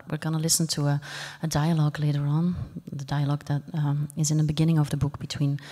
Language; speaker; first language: English; non-native, fluent; Dutch